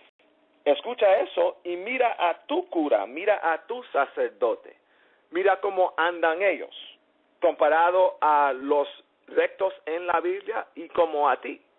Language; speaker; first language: Spanish; early bilingual, heritage; English